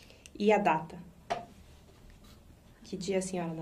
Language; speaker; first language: Portuguese; native; Portuguese